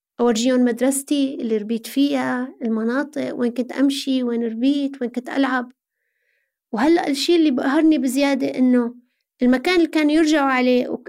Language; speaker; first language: Arabic; native; Arabic